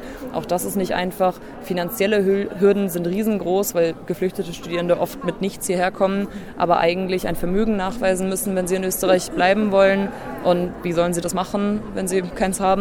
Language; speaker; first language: German; native; German